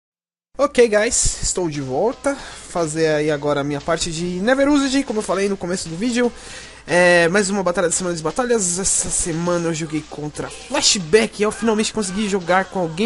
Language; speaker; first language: Portuguese; native; Portuguese